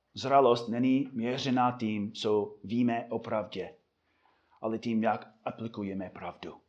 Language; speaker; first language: Czech; non-native, fluent; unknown